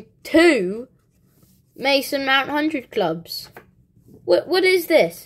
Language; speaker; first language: English; native; English